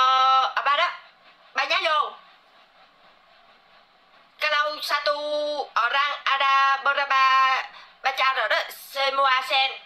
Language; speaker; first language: Indonesian; non-native, learner; Vietnamese